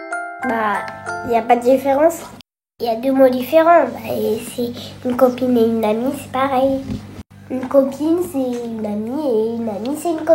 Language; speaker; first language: French; native; French